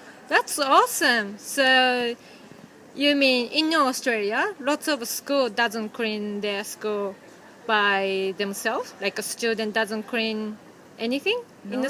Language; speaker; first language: English; non-native, fluent; Japanese